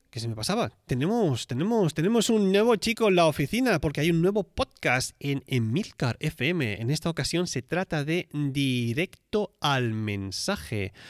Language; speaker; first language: Spanish; native; Spanish